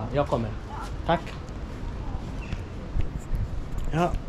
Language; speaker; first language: Swedish; non-native, learner; Somali